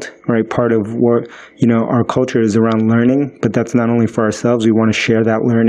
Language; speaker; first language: English; early bilingual, other home language; Spanish